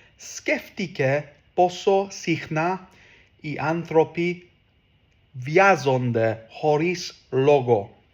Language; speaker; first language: Greek; non-native, learner; English